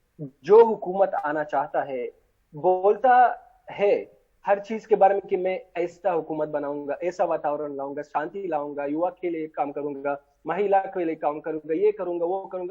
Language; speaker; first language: Hindi; non-native, fluent; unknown